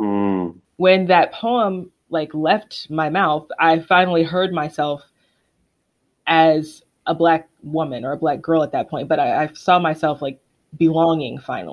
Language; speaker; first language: English; native; English